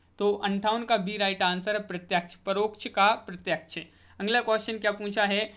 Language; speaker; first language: Hindi; native; Hindi